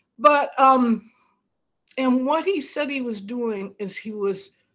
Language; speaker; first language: English; native; English